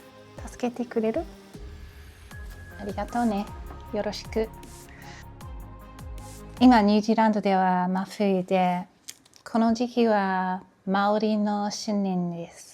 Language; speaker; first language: Japanese; non-native, learner; English